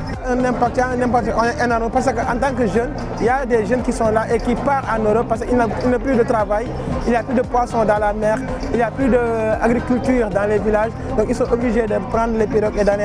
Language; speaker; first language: French; non-native, local second language; Wolof